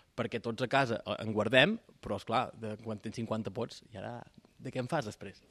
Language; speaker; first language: Catalan; native; Catalan